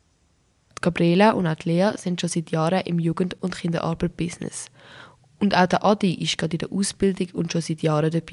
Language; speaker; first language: German; native; German